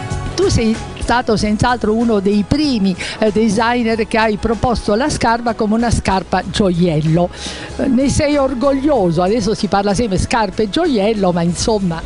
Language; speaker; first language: Italian; native; Italian